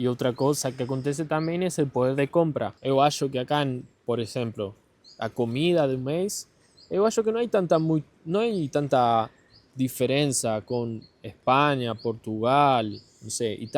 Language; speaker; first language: Portuguese; non-native, learner; Spanish